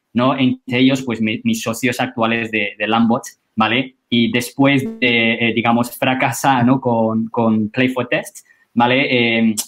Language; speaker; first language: Spanish; non-native, fluent; Chinese